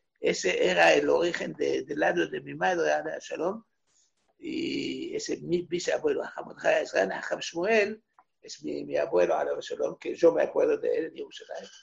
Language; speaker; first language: Spanish; non-native, fluent; Hebrew